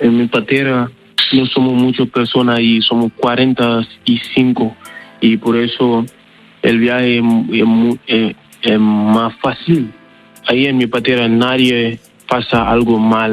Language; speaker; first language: Spanish; non-native, learner; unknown